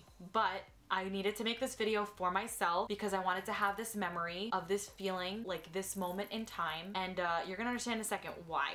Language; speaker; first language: English; native; English